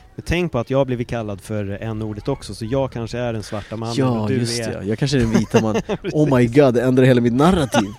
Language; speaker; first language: Swedish; native; Swedish